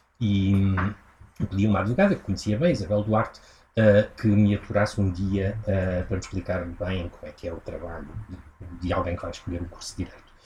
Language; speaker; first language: Portuguese; native; Portuguese